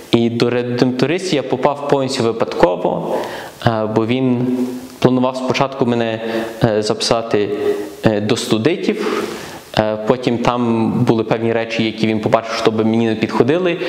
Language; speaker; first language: Ukrainian; early bilingual, heritage; Ukrainian